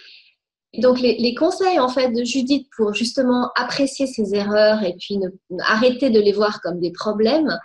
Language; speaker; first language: French; native; French